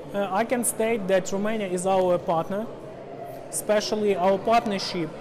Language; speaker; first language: English; non-native, fluent; Ukrainian